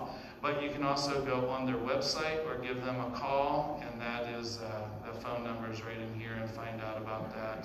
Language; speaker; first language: English; native; English